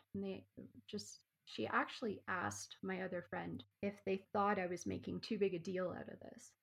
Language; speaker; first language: English; native; English